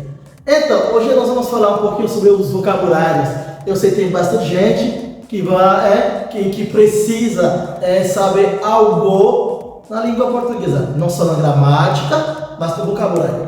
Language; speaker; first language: Portuguese; non-native, fluent; Haitian Creole